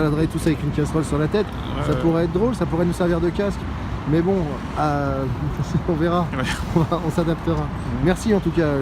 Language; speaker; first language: French; native; French